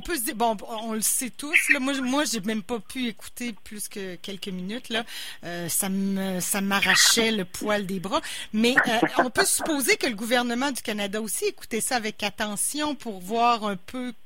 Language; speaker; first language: French; native; French